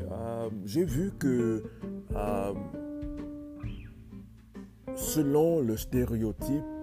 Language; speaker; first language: French; non-native, learner; English